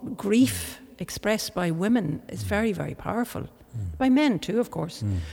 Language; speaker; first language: English; non-native, local second language; Irish